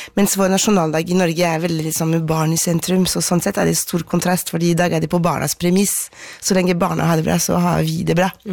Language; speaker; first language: Norwegian; non-native, fluent; French